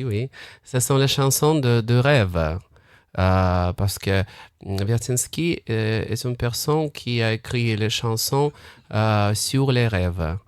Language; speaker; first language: French; non-native, fluent; Russian